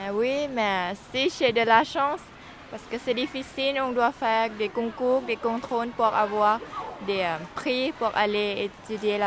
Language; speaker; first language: French; non-native, learner; Lao